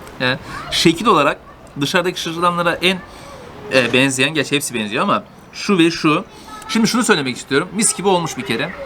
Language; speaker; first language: Turkish; native; Turkish